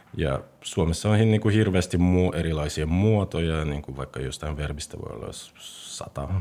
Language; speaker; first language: Finnish; non-native, fluent; Russian